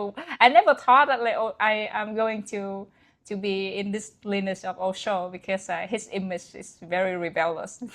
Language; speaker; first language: English; non-native, fluent; Vietnamese